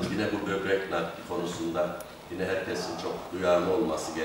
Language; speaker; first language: Turkish; native; Turkish